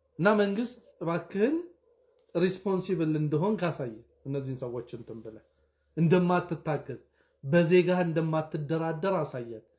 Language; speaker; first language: Amharic; native; Amharic